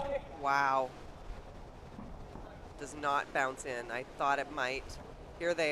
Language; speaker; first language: English; native; English